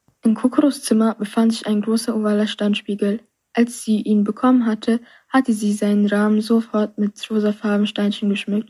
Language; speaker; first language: German; native; German